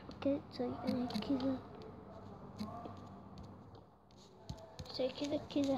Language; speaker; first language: Arabic; native; Arabic